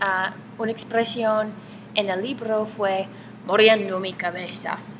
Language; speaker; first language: Spanish; non-native, learner; English